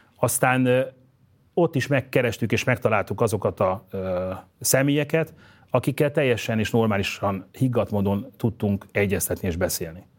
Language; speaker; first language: Hungarian; native; Hungarian